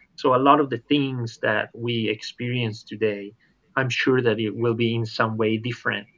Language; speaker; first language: English; non-native, fluent; Italian